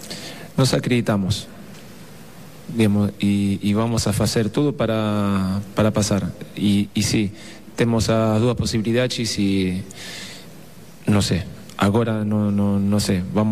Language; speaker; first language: Portuguese; non-native, fluent; Spanish